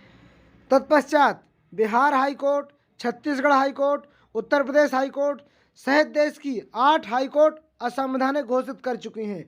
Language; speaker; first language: Hindi; native; Hindi